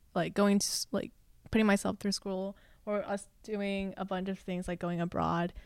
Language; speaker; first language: English; early bilingual, other home language; Chinese